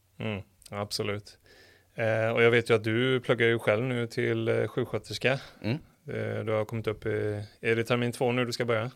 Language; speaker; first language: Swedish; native; Swedish